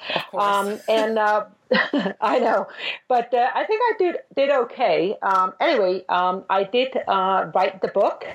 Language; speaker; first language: English; non-native, fluent; Danish